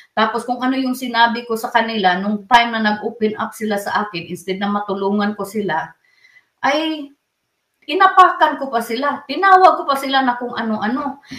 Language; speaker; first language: Filipino; non-native, local second language; Cebuano